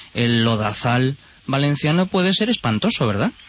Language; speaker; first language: Spanish; native; Spanish